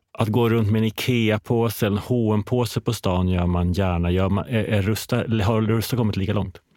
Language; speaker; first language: Swedish; native; Swedish